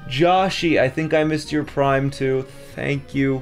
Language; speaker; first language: English; native; English